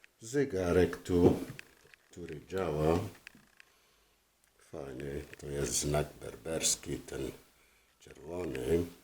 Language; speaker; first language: Polish; non-native, learner; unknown